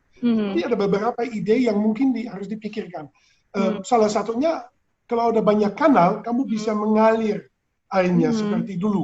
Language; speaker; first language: Indonesian; non-native, fluent; Dutch